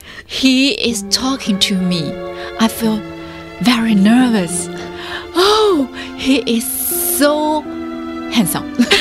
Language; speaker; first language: English; non-native, learner; Chinese